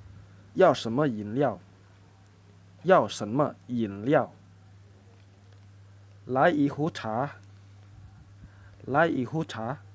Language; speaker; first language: Chinese; non-native, fluent; Indonesian